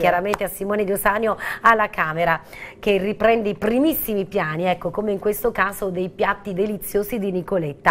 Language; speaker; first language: Italian; native; Italian